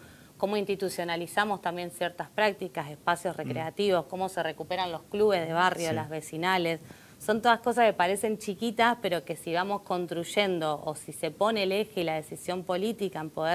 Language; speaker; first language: Spanish; native; Spanish